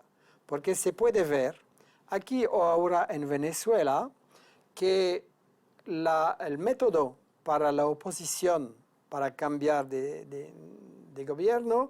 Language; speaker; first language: Spanish; non-native, fluent; French